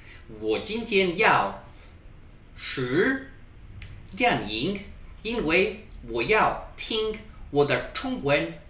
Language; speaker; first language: Chinese; non-native, learner; English